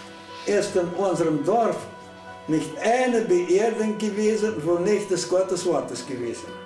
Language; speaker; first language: German; early bilingual, heritage; German